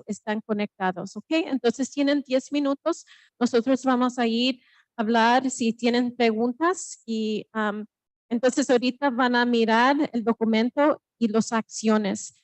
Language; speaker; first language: Spanish; early bilingual, heritage; Spanish